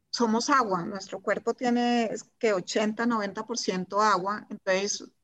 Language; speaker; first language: Spanish; native; Spanish